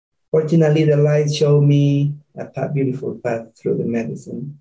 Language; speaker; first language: English; non-native, fluent; Spanish